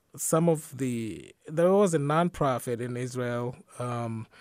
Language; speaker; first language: English; non-native, fluent; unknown